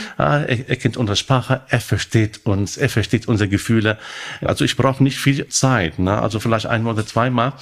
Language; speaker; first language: German; non-native, fluent; Arabic